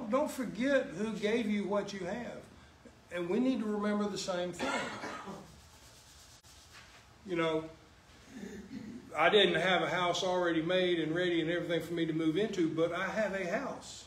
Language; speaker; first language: English; native; English